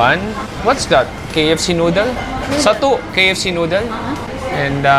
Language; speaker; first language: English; non-native, local second language; Filipino